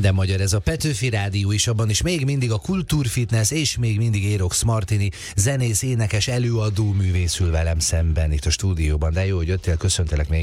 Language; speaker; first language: Hungarian; native; Hungarian